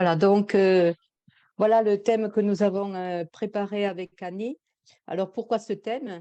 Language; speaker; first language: French; native; French